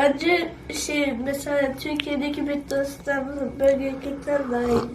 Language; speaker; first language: Turkish; early bilingual, heritage; Turkish